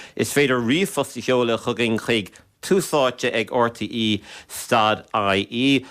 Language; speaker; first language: Irish; native; Irish